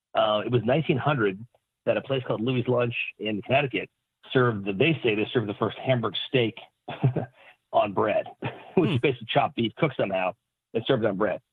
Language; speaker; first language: English; native; English